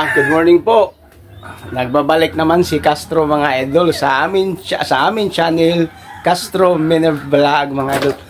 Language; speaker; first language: Filipino; non-native, local second language; Cebuano